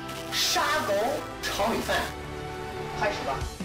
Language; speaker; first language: Chinese; non-native, learner; English